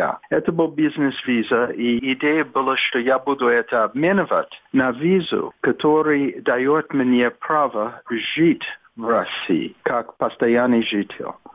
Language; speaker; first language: Russian; non-native, fluent; English